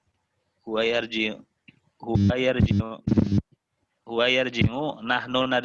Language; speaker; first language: Arabic; non-native, learner; Indonesian